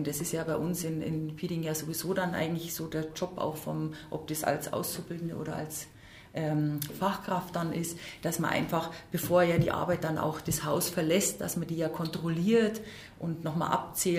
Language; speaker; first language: German; native; German